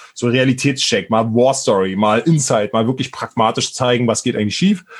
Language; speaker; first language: German; native; German